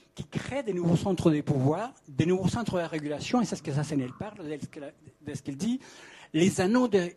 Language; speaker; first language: French; non-native, fluent; Spanish